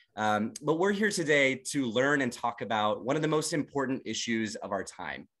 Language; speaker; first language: English; native; English